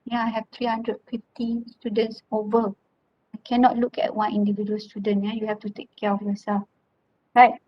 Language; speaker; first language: English; non-native, local second language; Malay